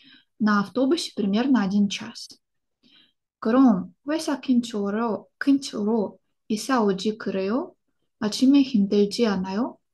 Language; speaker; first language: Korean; non-native, learner; Russian